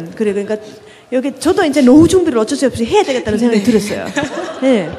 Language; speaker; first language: Korean; non-native, fluent; Finnish